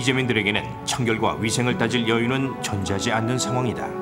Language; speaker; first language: Korean; native; Korean